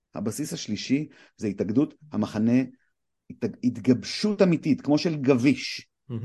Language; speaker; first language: Hebrew; native; Hebrew